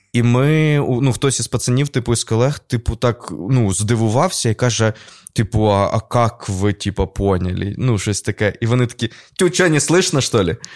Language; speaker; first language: Ukrainian; non-native, local second language; Russian